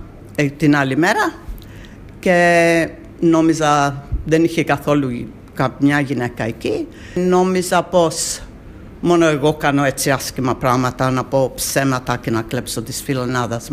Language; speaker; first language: Greek; early bilingual, heritage; Greek